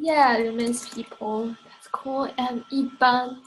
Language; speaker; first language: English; non-native, fluent; Chinese